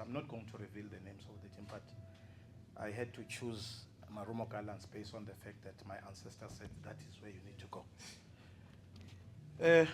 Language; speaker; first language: English; non-native, local second language; Zulu